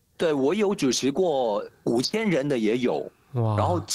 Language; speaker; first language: Chinese; non-native, fluent; Indonesian